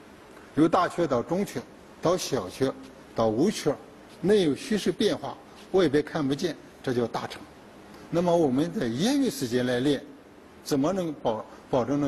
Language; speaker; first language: Chinese; native; Chinese